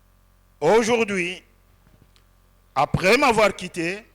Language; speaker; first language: French; non-native, local second language; Lingala